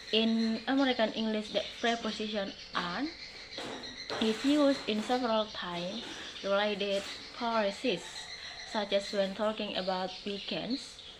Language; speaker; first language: English; non-native, learner; Indonesian